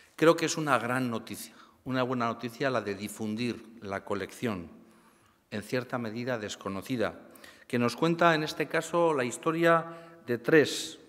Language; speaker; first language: Spanish; native; Spanish